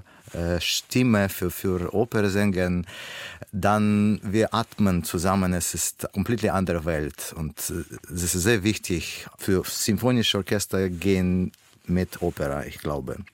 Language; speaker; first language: German; non-native, learner; Russian